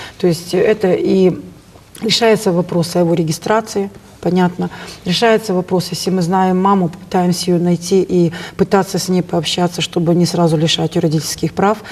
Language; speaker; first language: Russian; native; Russian